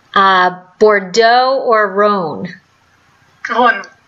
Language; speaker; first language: English; native; English